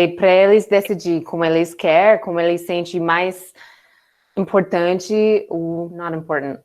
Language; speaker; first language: Portuguese; non-native, learner; English